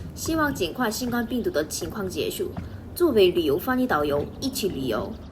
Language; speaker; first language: Chinese; non-native, learner; Korean